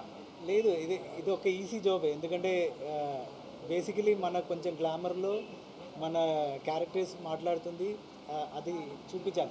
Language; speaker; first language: Telugu; non-native, fluent; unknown